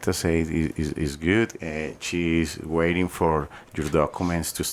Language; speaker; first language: English; non-native, learner; Spanish